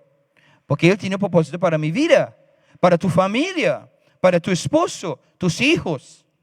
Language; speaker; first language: Spanish; non-native, fluent; English